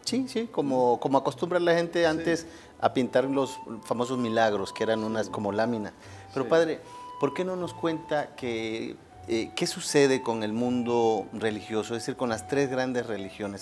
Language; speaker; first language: Spanish; native; Spanish